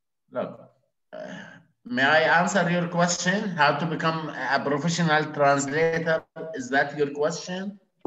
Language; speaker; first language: English; non-native, fluent; Arabic